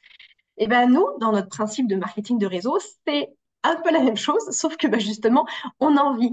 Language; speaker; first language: French; native; French